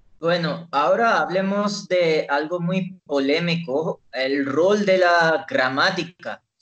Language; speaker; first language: Spanish; non-native, fluent; Hindi